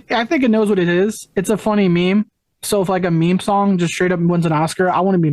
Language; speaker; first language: English; native; English